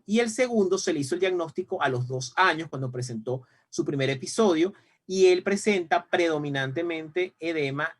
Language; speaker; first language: Spanish; native; Spanish